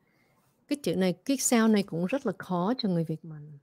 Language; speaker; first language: Vietnamese; early bilingual, other home language; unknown